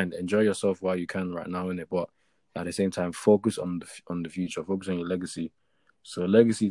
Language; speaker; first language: English; early bilingual, other home language; Yoruba